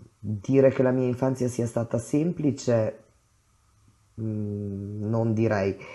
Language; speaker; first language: Italian; non-native, fluent; Romanian